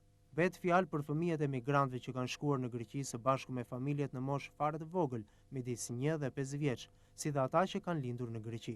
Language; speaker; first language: Albanian; native; Albanian